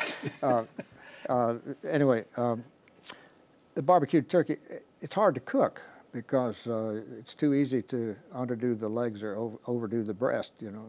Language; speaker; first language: English; native; English